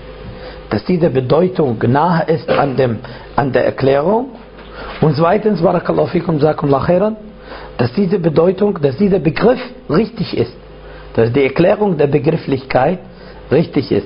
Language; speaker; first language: German; non-native, fluent; Arabic